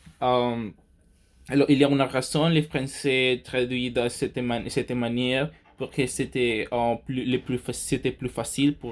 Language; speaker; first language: French; non-native, learner; Spanish